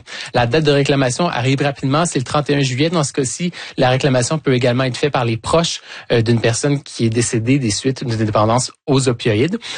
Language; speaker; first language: French; native; French